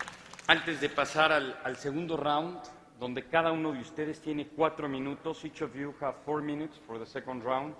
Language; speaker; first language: Spanish; native; Spanish